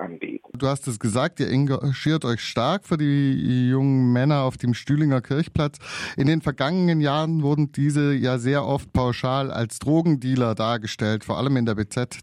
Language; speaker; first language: German; native; German